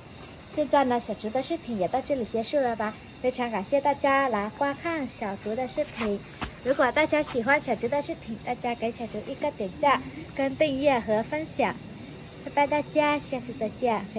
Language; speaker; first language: Chinese; non-native, learner; Vietnamese